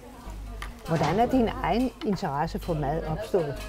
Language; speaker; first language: Danish; native; Danish